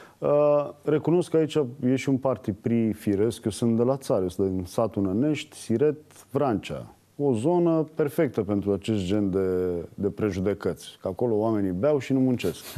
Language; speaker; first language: Romanian; native; Romanian